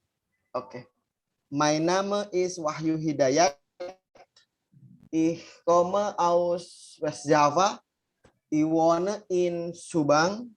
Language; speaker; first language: German; non-native, learner; Indonesian